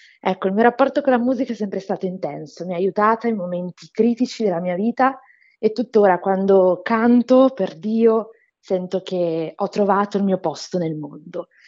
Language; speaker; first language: Italian; non-native, fluent; Portuguese